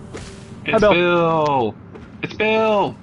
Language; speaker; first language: English; native; English